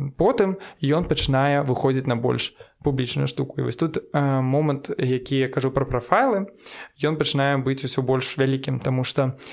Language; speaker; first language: Belarusian; non-native, local second language; Russian